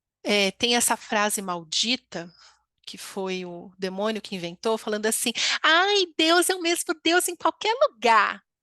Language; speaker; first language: Portuguese; native; Portuguese